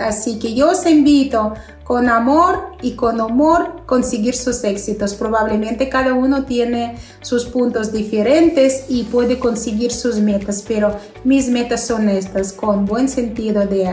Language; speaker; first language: Spanish; non-native, fluent; Russian